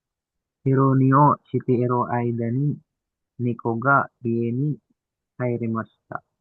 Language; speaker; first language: Japanese; non-native, learner; Filipino